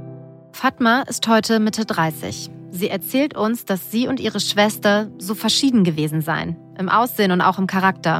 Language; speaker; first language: German; native; German